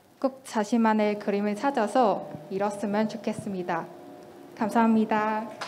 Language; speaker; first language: Korean; non-native, fluent; Cantonese